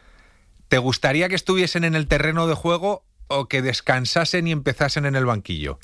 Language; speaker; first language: Spanish; native; Spanish